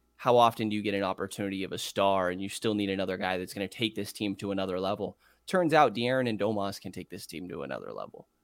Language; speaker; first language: English; native; English